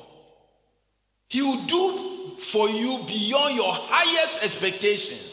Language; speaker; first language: English; non-native, local second language; Akan